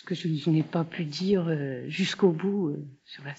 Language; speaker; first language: French; native; French